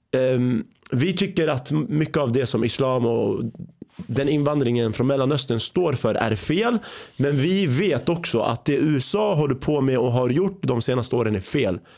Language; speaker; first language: Swedish; early bilingual, other home language; Arabic